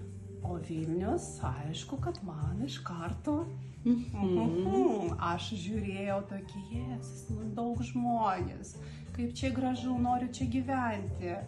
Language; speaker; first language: Lithuanian; non-native, learner; Russian